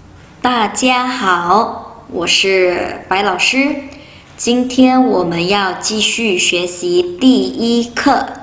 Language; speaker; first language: Chinese; non-native, fluent; Indonesian